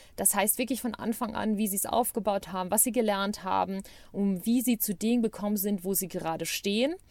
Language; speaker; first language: German; non-native, fluent; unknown